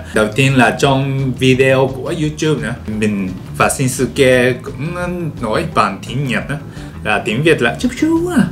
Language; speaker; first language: Vietnamese; non-native, fluent; Japanese